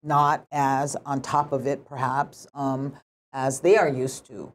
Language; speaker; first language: English; early bilingual, other home language; Japanese